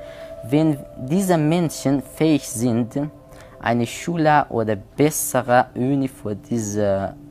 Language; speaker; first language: German; non-native, learner; Persian